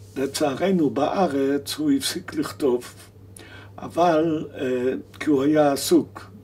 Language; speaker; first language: Hebrew; early bilingual, other home language; German